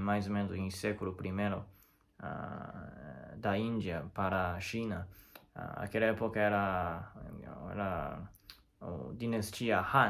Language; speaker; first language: Portuguese; non-native, learner; Chinese